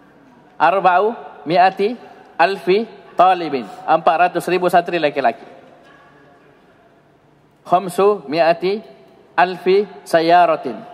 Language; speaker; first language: Arabic; non-native, fluent; Indonesian